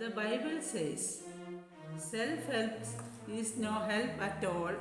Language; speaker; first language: English; non-native, local second language; Malayalam